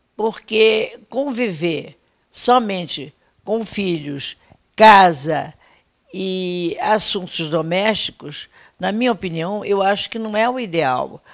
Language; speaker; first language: Portuguese; native; Portuguese